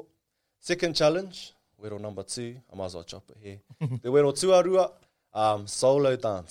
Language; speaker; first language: English; non-native, local second language; Māori